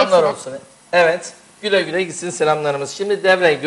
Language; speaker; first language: Turkish; native; Turkish